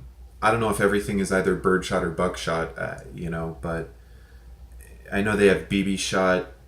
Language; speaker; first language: English; native; English